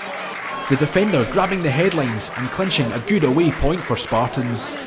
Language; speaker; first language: English; native; English